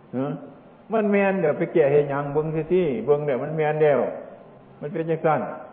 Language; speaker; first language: Thai; non-native, local second language; Northeastern Thai